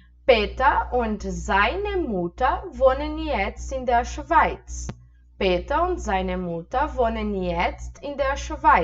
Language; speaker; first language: German; non-native, fluent; Portuguese